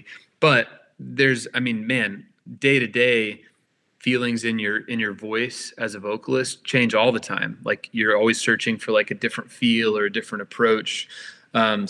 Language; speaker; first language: English; native; English